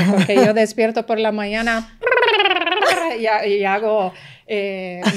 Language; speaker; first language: Spanish; early bilingual, heritage; Spanish